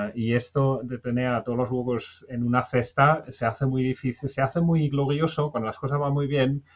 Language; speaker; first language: Spanish; non-native, fluent; German